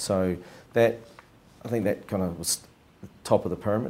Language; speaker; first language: English; native; English